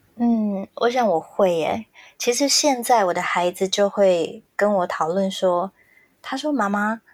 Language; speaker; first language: Chinese; native; Chinese